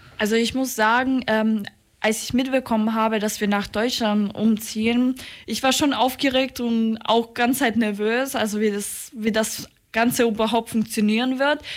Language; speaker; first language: German; early bilingual, other home language; Croatian